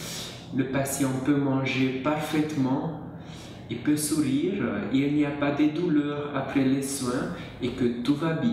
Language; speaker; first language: French; non-native, learner; Hungarian